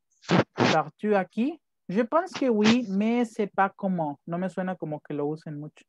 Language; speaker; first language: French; non-native, fluent; Spanish